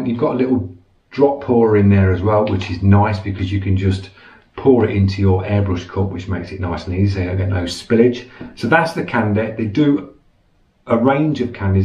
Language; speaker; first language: English; native; English